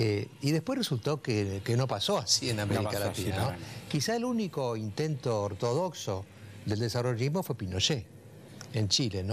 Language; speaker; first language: Spanish; native; Spanish